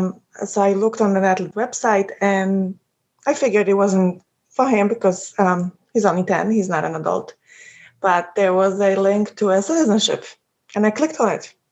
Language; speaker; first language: English; non-native, fluent; Polish